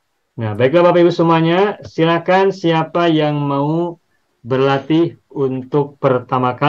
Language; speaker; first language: Indonesian; native; Indonesian